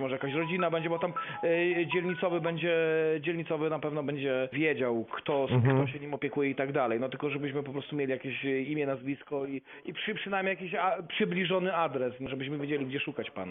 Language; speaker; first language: Polish; native; Polish